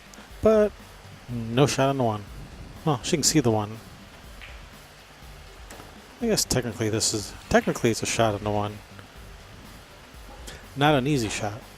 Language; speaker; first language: English; native; English